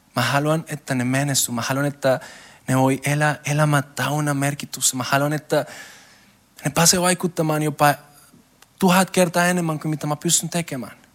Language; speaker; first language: Finnish; non-native, learner; Spanish